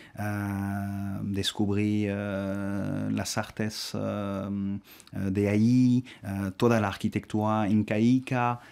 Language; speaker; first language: Spanish; non-native, fluent; French